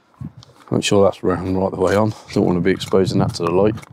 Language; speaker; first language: English; native; English